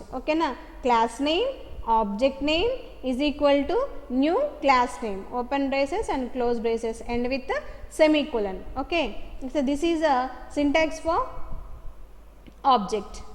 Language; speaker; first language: English; non-native, local second language; Telugu